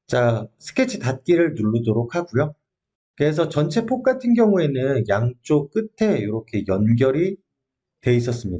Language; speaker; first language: Korean; native; Korean